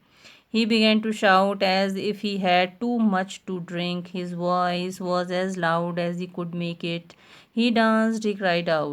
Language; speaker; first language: English; non-native, local second language; Hindi